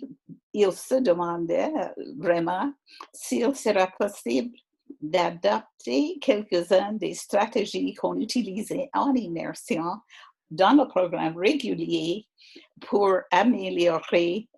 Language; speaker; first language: French; non-native, fluent; English